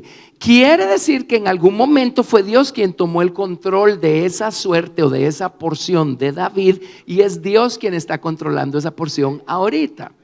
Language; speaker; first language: Spanish; native; Spanish